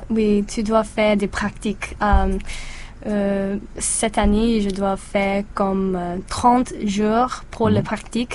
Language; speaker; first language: French; non-native, learner; English